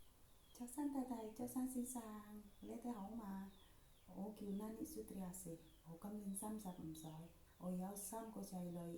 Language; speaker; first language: Cantonese; non-native, learner; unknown